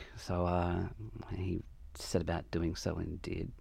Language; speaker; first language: English; native; English